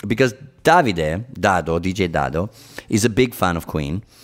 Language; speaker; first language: English; native; English